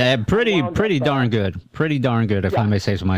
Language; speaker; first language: English; native; English